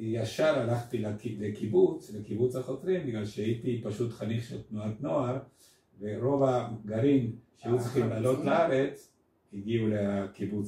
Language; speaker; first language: Hebrew; non-native, fluent; Spanish